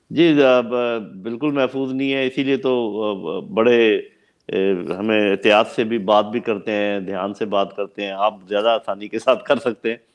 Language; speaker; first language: Urdu; non-native, local second language; Punjabi